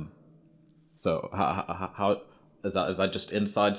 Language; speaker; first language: English; non-native, local second language; Shona